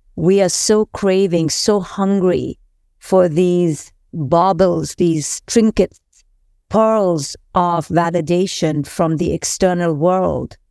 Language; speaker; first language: English; non-native, local second language; Hindi